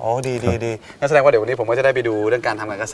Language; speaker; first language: Thai; native; Thai